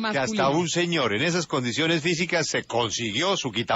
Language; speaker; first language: Spanish; native; Spanish